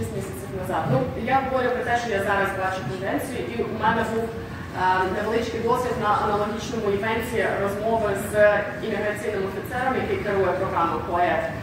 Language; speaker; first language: Ukrainian; native; Ukrainian